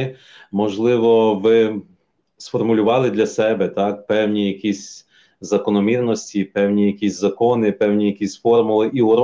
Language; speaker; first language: Ukrainian; native; Ukrainian